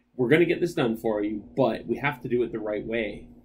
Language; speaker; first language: English; native; English